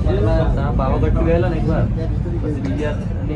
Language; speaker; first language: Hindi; non-native, local second language; Gujarati